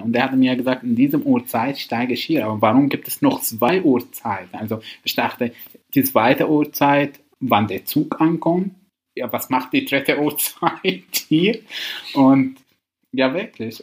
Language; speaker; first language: German; non-native, learner; Arabic